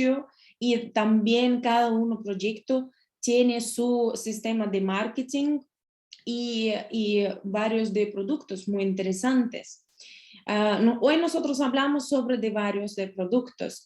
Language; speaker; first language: Spanish; non-native, learner; Russian